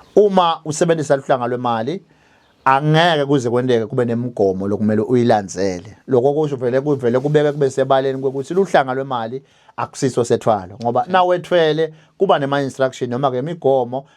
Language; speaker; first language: Zulu; native; Zulu